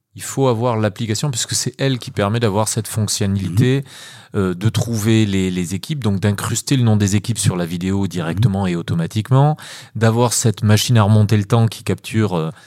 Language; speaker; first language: French; native; French